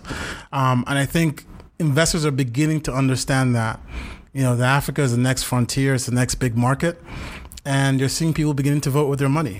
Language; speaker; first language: English; non-native, local second language; Yoruba